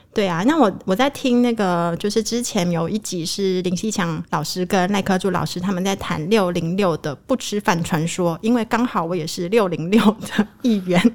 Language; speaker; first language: Chinese; native; Chinese